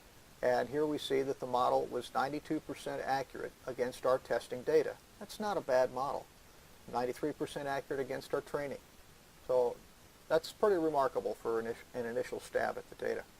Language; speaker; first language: English; native; English